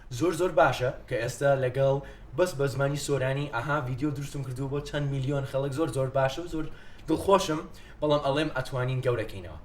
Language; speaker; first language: Central Kurdish; non-native, fluent; English